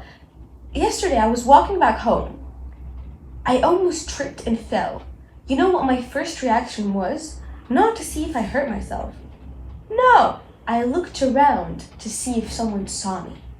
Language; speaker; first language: English; non-native, local second language; Arabic